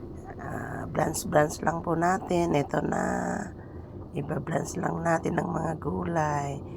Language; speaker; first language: Filipino; native; Filipino